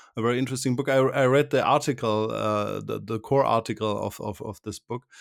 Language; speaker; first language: English; non-native, fluent; German